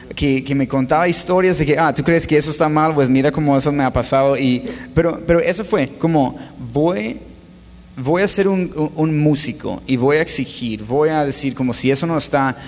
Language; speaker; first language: Spanish; non-native, fluent; English